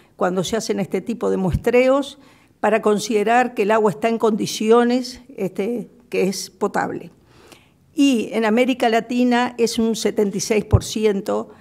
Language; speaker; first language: Spanish; native; Spanish